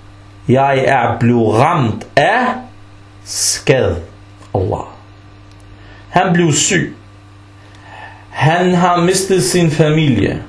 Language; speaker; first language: Danish; early bilingual, other home language; Arabic